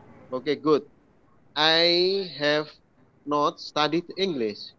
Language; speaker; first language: English; non-native, learner; Indonesian